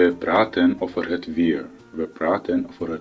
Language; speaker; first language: Dutch; non-native, learner; Tigrinya